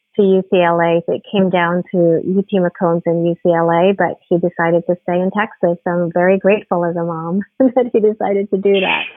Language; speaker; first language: English; non-native, local second language; Filipino